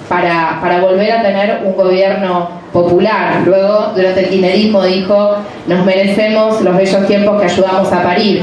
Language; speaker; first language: Spanish; native; Spanish